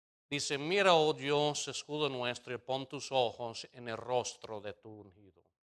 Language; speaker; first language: Spanish; non-native, fluent; English